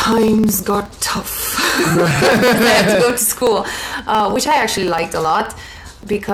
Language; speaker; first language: English; non-native, fluent; Romanian